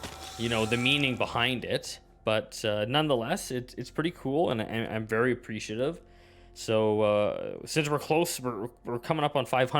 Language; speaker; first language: English; native; English